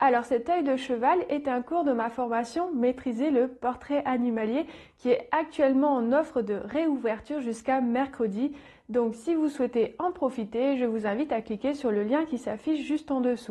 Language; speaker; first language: French; native; French